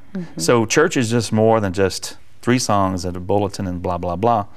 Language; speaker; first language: English; native; English